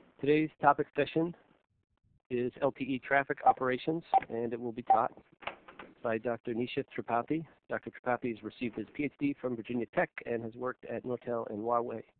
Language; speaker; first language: English; native; English